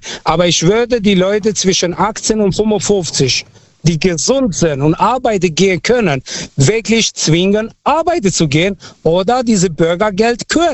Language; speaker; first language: German; non-native, fluent; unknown